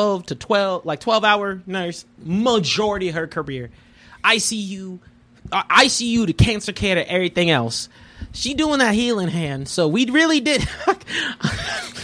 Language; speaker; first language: English; native; English